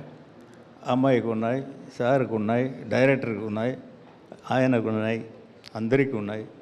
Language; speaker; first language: Telugu; non-native, learner; Tamil